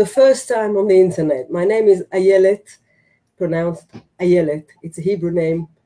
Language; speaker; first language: English; non-native, fluent; Hebrew